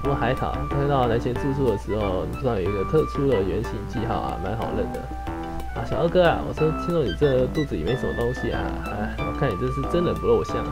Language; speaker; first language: Chinese; native; Chinese